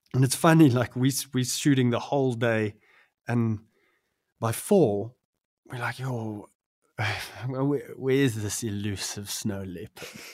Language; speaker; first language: English; non-native, local second language; Afrikaans